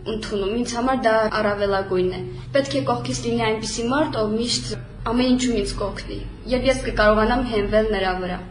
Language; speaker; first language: Armenian; native; Armenian